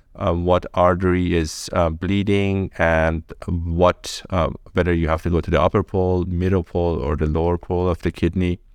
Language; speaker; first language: English; early bilingual, other home language; Persian